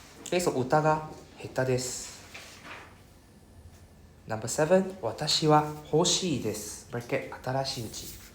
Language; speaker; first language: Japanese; non-native, fluent; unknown